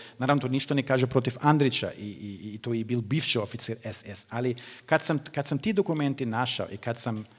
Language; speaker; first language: Serbian; non-native, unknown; German